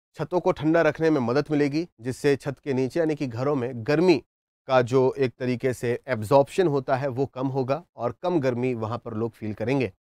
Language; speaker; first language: Hindi; native; Hindi